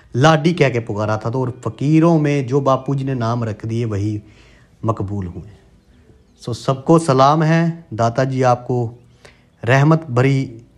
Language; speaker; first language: Hindi; non-native, local second language; Punjabi